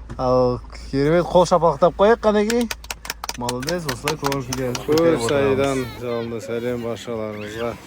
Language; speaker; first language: Kazakh; native; Kazakh